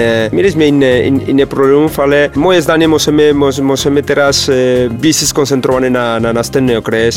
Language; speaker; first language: Polish; non-native, fluent; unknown